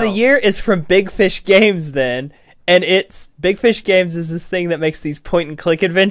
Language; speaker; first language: English; native; English